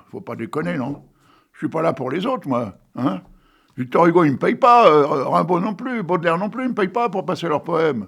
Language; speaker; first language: French; native; French